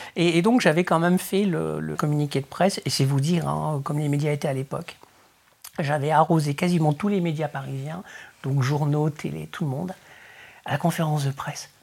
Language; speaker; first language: French; early bilingual, other home language; Spanish